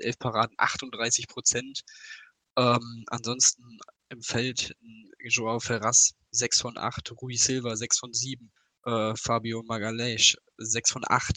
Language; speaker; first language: German; native; German